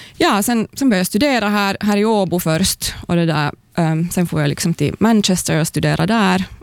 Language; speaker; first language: Swedish; native; Swedish